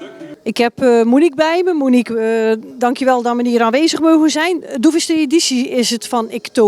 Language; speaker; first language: Dutch; native; Dutch